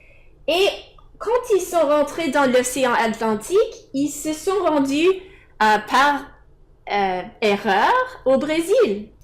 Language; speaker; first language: French; non-native, fluent; English